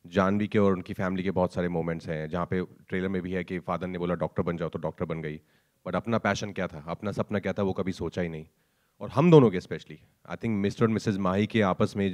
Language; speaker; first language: Hindi; native; Hindi